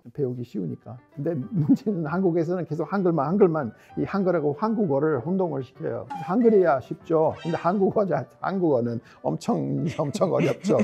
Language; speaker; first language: Korean; non-native, fluent; English